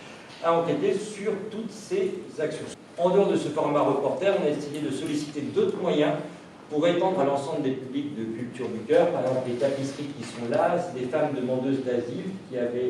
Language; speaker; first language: French; native; French